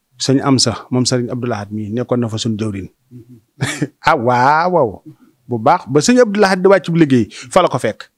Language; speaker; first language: Wolof; native; Wolof